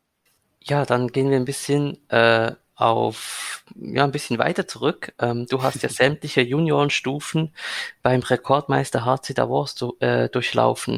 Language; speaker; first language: German; native; German